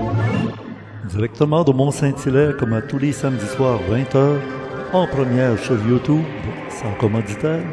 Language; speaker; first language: French; native; French